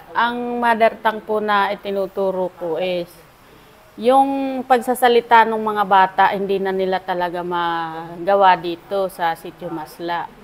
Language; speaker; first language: Filipino; non-native, local second language; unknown